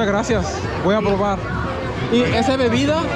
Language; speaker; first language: Spanish; non-native, learner; Swahili